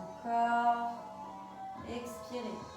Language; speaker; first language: French; native; French